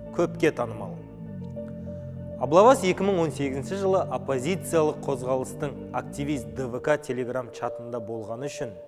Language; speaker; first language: Kazakh; native; Kazakh